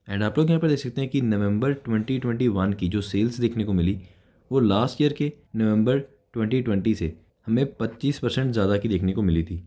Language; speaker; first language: Hindi; native; Hindi